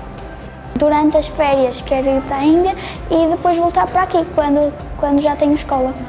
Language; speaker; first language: Portuguese; early bilingual, other home language; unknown